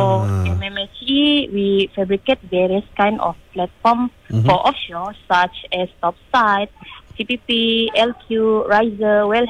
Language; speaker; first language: English; non-native, local second language; Malay